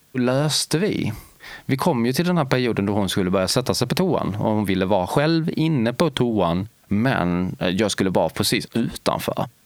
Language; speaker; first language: Swedish; native; Swedish